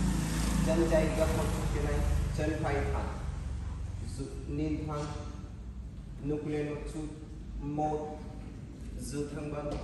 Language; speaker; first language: Vietnamese; non-native, learner; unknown